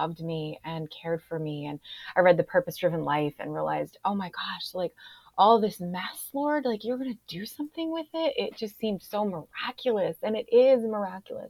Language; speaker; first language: English; native; English